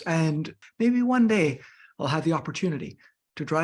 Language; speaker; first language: English; native; English